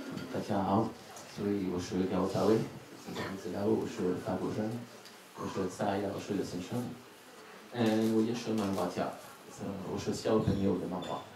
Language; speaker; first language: Chinese; non-native, learner; French